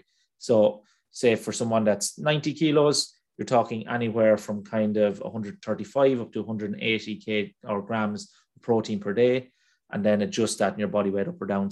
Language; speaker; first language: English; native; English